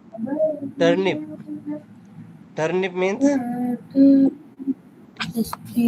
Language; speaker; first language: English; non-native, learner; Urdu